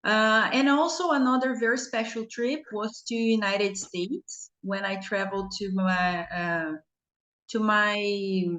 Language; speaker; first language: English; non-native, fluent; Portuguese